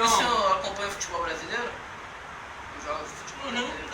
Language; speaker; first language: Portuguese; native; Portuguese